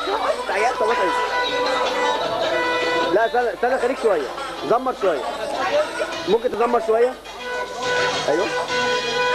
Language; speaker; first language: Arabic; native; Arabic